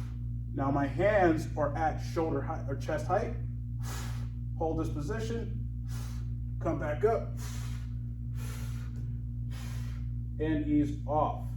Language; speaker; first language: English; native; English